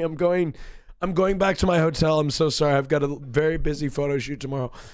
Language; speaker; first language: English; native; English